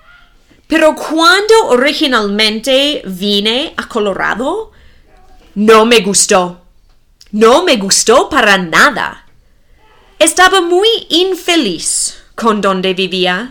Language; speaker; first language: Spanish; non-native, fluent; English